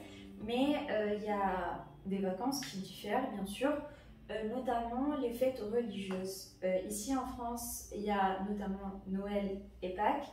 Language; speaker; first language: French; non-native, local second language; Arabic